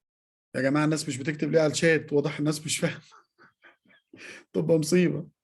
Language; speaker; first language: Arabic; native; Arabic